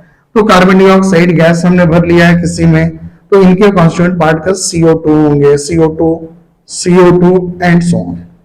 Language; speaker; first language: Hindi; native; Hindi